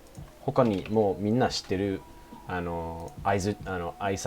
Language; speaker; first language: Japanese; non-native, fluent; English